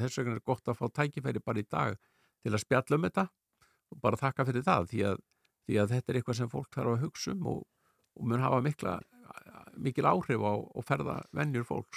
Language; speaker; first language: Icelandic; native; Icelandic